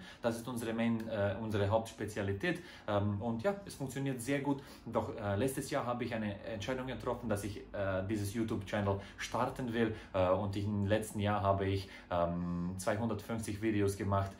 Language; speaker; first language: German; non-native, fluent; Croatian